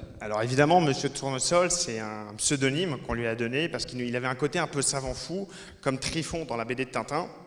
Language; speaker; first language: French; native; French